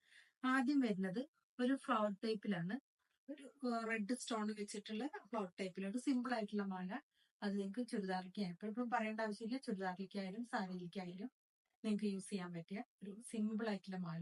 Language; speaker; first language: Malayalam; native; Malayalam